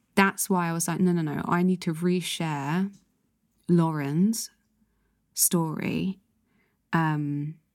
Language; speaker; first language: English; native; English